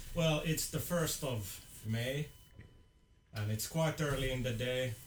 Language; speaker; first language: English; non-native, fluent; Finnish